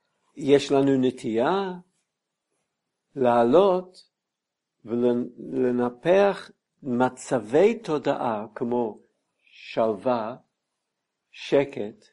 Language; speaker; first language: Hebrew; non-native, fluent; English